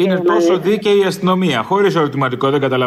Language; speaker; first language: Greek; native; Greek